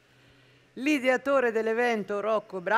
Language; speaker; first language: Italian; native; Italian